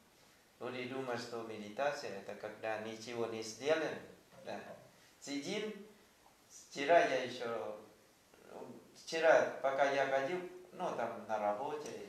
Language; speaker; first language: Russian; non-native, fluent; Thai